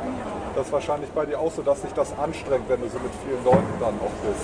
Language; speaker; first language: German; native; German